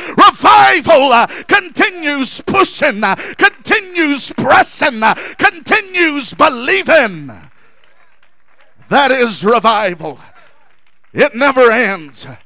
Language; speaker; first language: English; early bilingual, other home language; Spanish